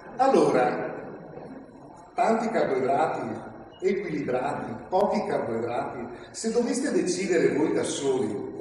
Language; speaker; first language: Italian; native; Italian